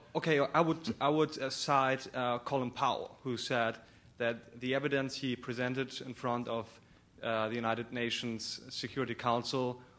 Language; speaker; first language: English; non-native, fluent; German